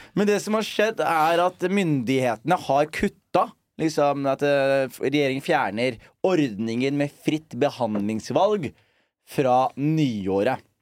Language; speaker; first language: Norwegian; early bilingual, other home language; Somali